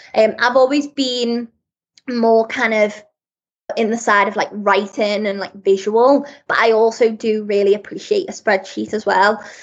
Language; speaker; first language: English; native; English